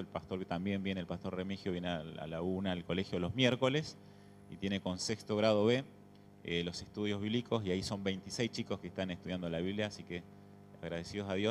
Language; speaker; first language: Spanish; native; Spanish